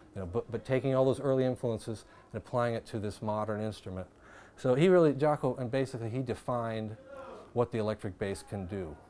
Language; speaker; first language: English; native; English